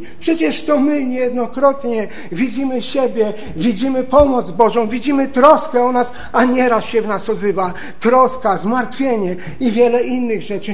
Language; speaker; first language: Polish; native; Polish